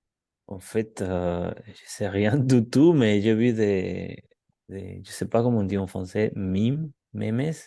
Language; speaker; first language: French; non-native, learner; Spanish